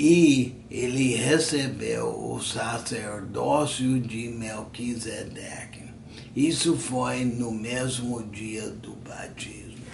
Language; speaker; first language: Portuguese; non-native, fluent; English